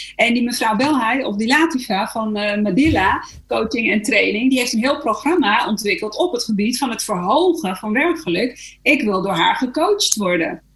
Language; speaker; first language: Dutch; early bilingual, other home language; Arabic